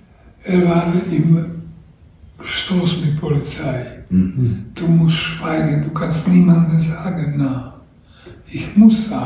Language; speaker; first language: German; non-native, learner; Croatian